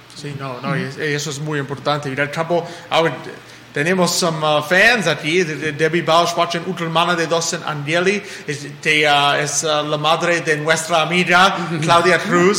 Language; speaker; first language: Spanish; non-native, fluent; English